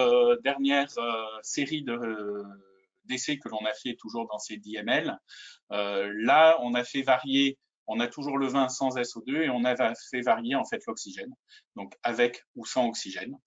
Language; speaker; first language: French; native; French